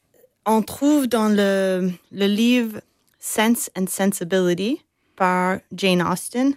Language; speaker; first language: French; non-native, fluent; English